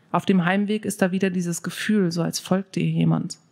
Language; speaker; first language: German; native; German